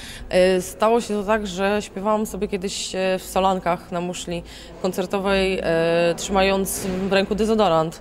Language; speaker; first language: Polish; native; Polish